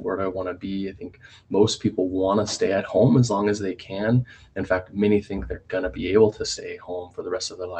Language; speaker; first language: English; native; English